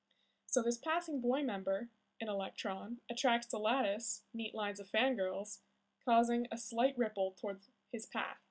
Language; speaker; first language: English; native; English